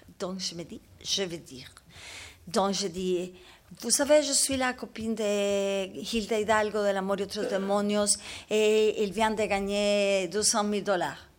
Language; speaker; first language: French; non-native, learner; Spanish